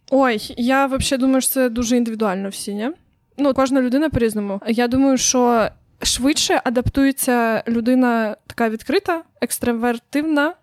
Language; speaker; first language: Ukrainian; native; Ukrainian